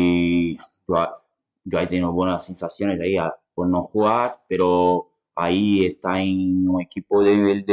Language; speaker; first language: Spanish; non-native, fluent; Portuguese